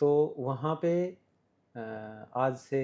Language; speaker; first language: Hindi; native; Hindi